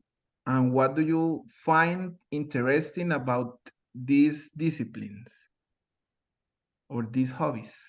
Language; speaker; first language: English; non-native, learner; Spanish